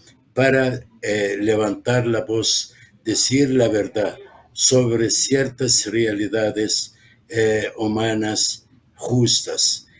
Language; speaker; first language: Spanish; non-native, fluent; Arabic